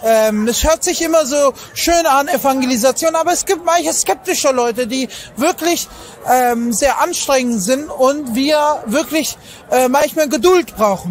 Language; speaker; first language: German; non-native, fluent; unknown